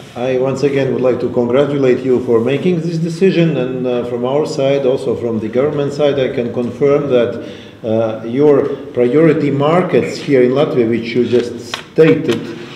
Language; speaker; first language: English; non-native, fluent; Latvian